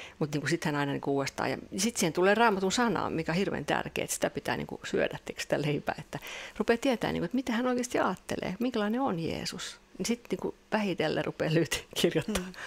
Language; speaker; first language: Finnish; non-native, local second language; Swedish